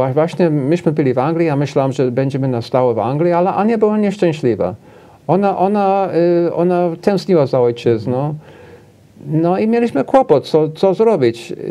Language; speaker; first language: Polish; non-native, fluent; English